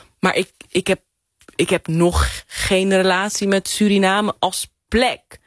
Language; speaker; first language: Dutch; native; Dutch